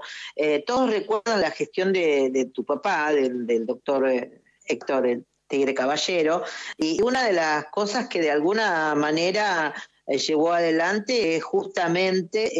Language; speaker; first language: Spanish; native; Spanish